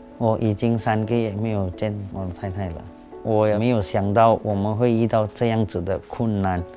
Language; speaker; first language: Chinese; non-native, local second language; Tamil